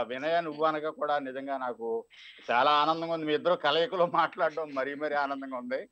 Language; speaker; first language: Telugu; native; Telugu